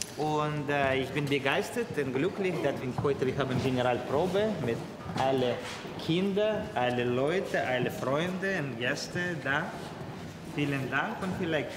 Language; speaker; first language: German; non-native, learner; Russian